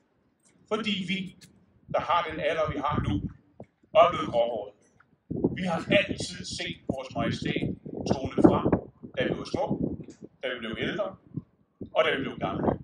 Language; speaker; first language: Danish; native; Danish